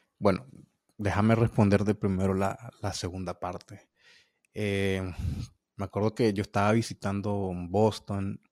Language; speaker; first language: Spanish; native; Spanish